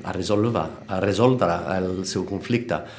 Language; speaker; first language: Catalan; non-native, fluent; French